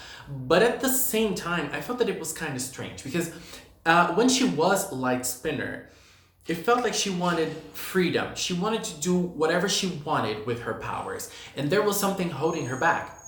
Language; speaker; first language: English; non-native, fluent; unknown